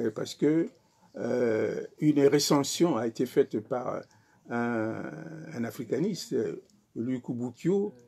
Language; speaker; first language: French; non-native, local second language; Sango